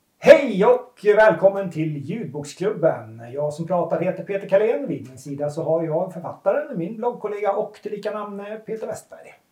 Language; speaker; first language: Swedish; native; Swedish